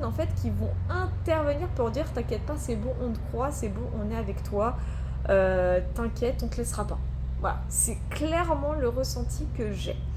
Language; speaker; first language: French; native; French